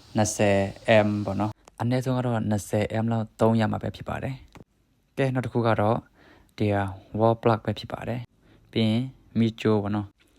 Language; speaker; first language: Burmese; native; Burmese